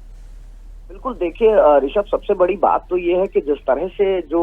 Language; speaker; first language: Hindi; native; Hindi